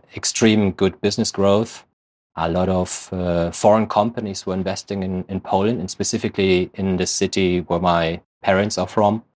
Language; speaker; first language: English; non-native, fluent; German